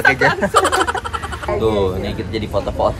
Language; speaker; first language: Indonesian; native; Indonesian